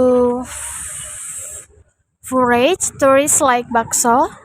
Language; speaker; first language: English; non-native, learner; Indonesian